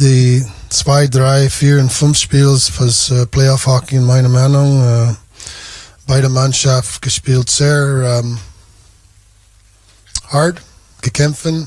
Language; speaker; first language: German; non-native, learner; English